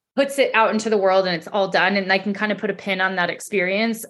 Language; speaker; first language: English; native; English